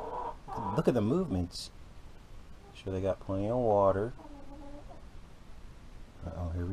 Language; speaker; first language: English; native; English